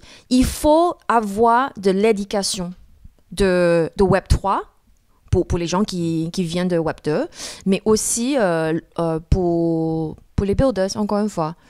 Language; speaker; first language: French; non-native, fluent; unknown